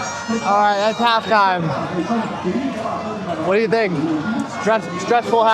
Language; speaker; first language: English; native; English